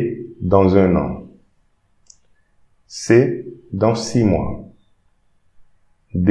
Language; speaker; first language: French; non-native, fluent; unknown